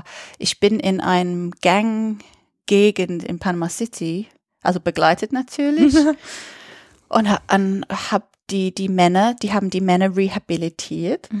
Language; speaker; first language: German; non-native, fluent; English